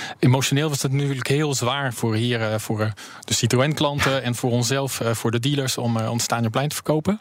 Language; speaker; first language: Dutch; early bilingual, heritage; Dutch